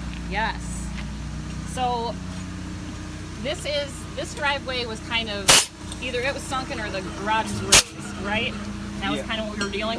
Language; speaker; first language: English; native; English